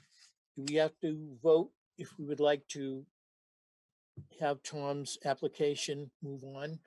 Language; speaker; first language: English; native; English